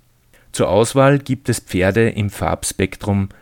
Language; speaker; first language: German; native; German